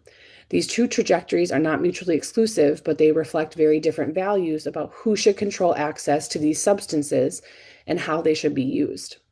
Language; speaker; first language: English; native; English